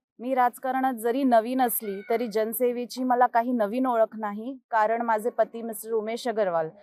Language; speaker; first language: Marathi; non-native, local second language; Hindi